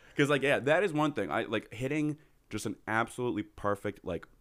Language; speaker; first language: English; native; English